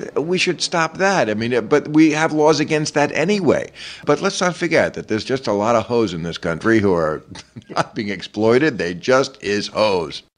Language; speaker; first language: English; native; English